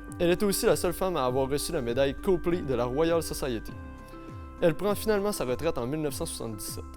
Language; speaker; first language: French; native; French